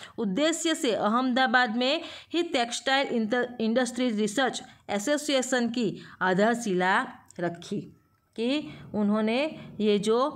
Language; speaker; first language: Hindi; non-native, local second language; Gujarati